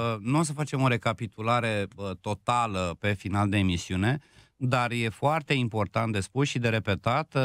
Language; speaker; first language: Romanian; native; Romanian